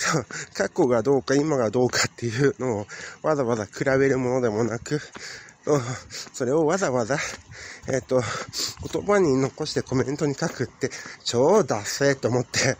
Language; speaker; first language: Japanese; native; Japanese